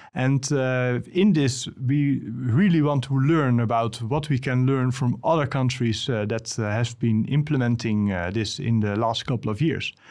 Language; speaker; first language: English; non-native, fluent; Dutch